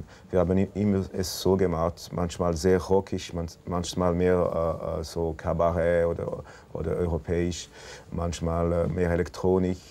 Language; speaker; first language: German; non-native, local second language; French